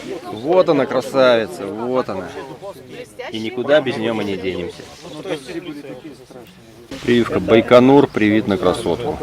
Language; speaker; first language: Russian; native; Russian